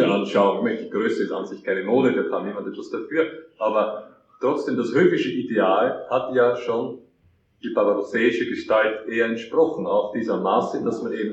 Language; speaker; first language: German; native; German